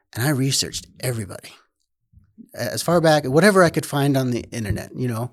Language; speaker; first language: English; native; English